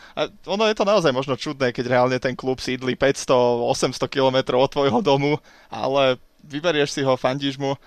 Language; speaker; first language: Slovak; native; Slovak